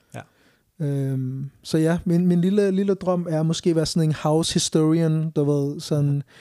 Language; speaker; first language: Danish; early bilingual, other home language; Thai